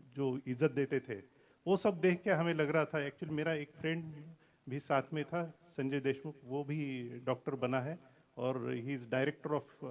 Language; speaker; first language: Hindi; non-native, local second language; Marathi